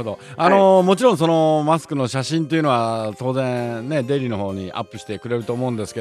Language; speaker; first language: Japanese; native; Japanese